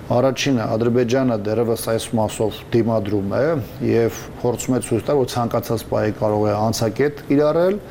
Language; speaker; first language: Armenian; native; Armenian